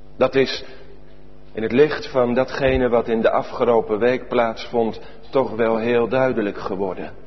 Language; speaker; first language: Dutch; native; Dutch